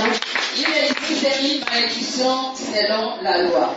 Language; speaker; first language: French; non-native, local second language; Lingala